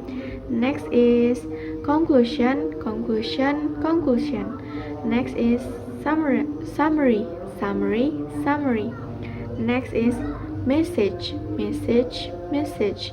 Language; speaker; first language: English; non-native, learner; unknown